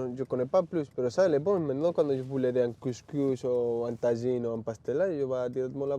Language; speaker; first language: French; non-native, learner; Spanish